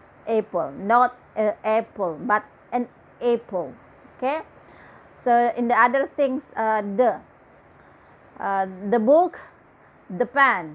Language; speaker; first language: English; non-native, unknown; Indonesian